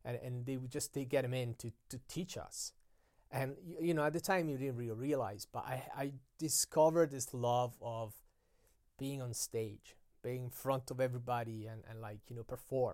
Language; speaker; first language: English; non-native, fluent; Italian